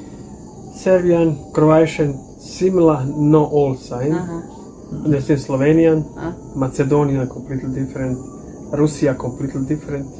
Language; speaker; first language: English; non-native, learner; Serbian